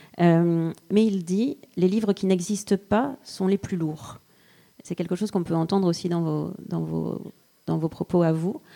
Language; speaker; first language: French; native; French